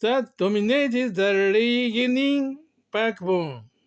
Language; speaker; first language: English; non-native, learner; Japanese